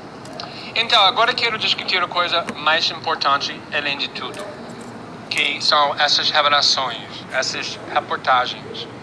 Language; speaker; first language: Portuguese; non-native, fluent; English